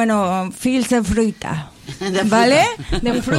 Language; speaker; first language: Catalan; native; Catalan